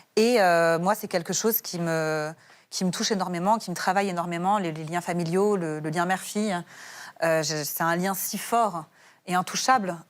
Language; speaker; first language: French; early bilingual, other home language; Persian